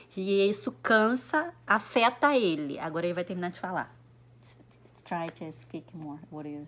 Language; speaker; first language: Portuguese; native; Portuguese